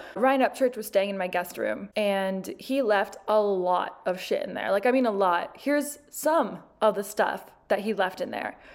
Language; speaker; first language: English; native; English